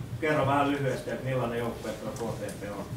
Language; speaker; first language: Finnish; native; Finnish